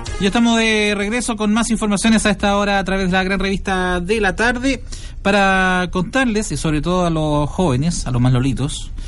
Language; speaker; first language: Spanish; native; Spanish